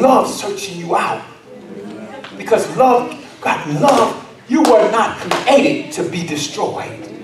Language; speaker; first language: English; native; English